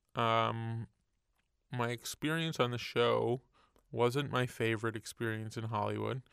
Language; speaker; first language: English; native; English